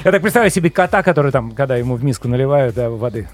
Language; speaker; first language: Russian; native; Russian